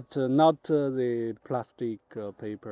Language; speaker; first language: English; non-native, learner; Chinese